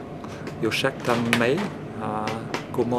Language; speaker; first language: English; non-native, fluent; Chinese